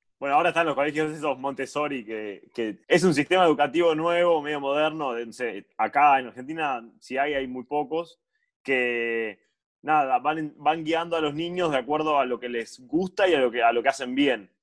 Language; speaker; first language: Spanish; native; Spanish